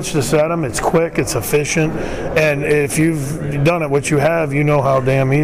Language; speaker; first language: English; native; English